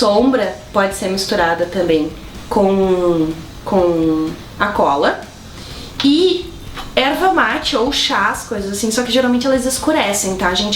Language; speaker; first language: Portuguese; native; Portuguese